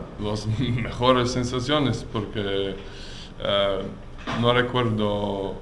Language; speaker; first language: Spanish; non-native, learner; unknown